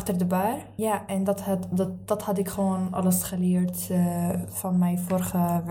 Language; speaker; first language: Dutch; early bilingual, other home language; Arabic